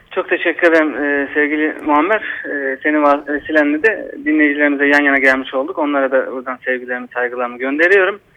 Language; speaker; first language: Turkish; native; Turkish